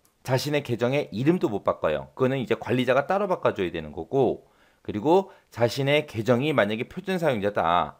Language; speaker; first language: Korean; native; Korean